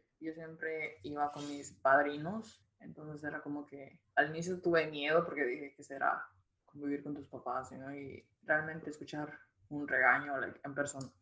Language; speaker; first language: Spanish; native; Spanish